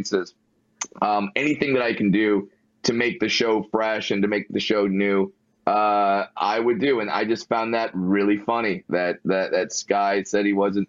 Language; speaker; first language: English; native; English